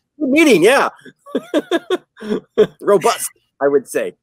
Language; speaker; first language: English; native; English